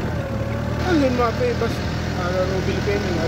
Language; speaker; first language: Arabic; non-native, learner; Filipino